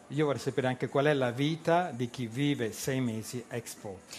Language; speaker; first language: Italian; native; Italian